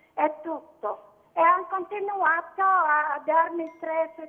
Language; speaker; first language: Italian; native; Italian